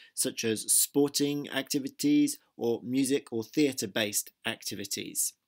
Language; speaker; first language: English; native; English